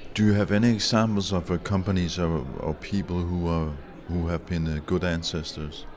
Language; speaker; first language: English; non-native, fluent; Danish